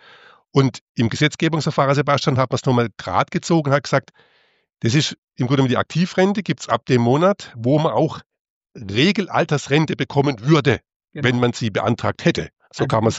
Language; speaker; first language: German; native; German